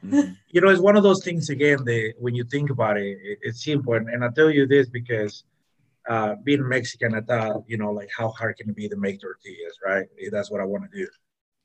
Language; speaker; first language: English; non-native, fluent; Spanish